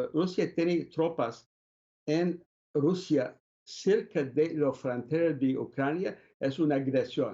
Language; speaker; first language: Spanish; non-native, fluent; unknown